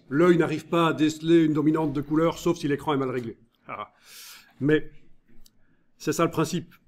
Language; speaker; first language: French; native; French